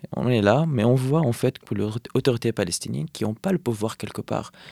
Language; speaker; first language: French; non-native, fluent; Arabic